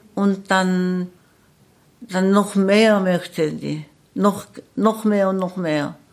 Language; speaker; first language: German; non-native, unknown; Korean